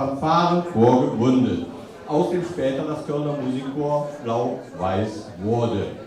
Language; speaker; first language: German; native; German